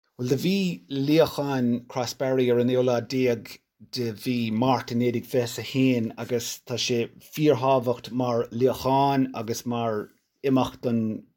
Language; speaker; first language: Irish; non-native, local second language; English